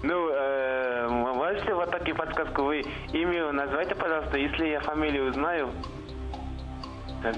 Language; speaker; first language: Russian; non-native, local second language; Kazakh